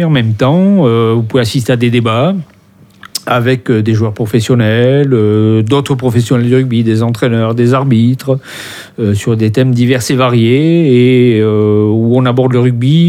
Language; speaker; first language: French; native; French